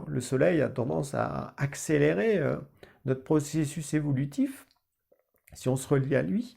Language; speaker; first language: French; native; French